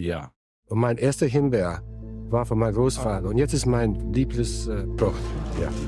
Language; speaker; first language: German; early bilingual, heritage; Italian